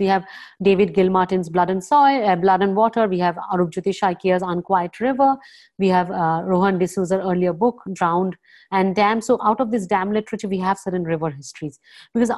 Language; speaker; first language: English; non-native, local second language; Bangla